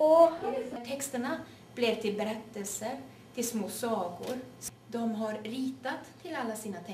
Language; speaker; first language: Swedish; native; Swedish